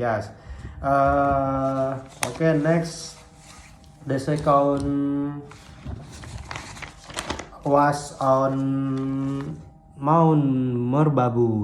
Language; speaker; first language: English; non-native, learner; Indonesian